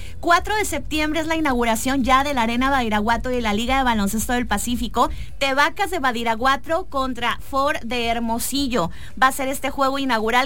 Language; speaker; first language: Spanish; native; Spanish